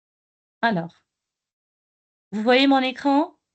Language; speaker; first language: French; non-native, local second language; Arabic